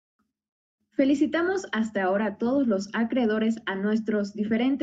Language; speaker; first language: Spanish; native; Spanish